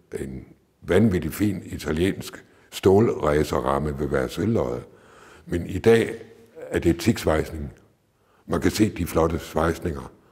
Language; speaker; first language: Danish; native; Danish